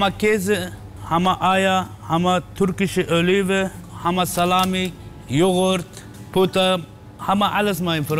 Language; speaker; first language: German; non-native, learner; Turkish